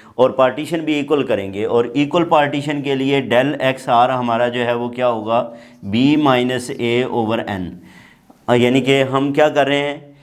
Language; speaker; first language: Urdu; non-native, local second language; Punjabi